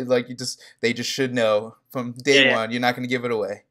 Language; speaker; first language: English; native; English